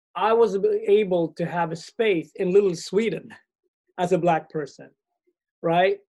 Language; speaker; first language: English; early bilingual, other home language; Swedish